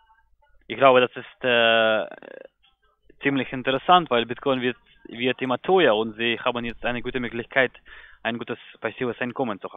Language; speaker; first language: German; non-native, learner; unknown